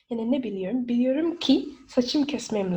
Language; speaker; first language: Turkish; non-native, learner; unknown